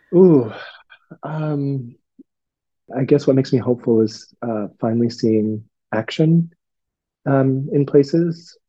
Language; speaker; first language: English; non-native, local second language; Cantonese